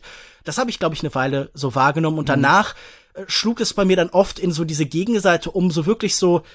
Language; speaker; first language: German; native; German